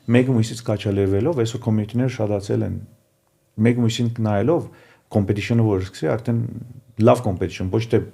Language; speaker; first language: Armenian; early bilingual, heritage; Armenian